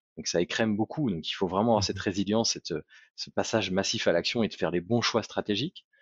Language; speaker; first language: French; native; French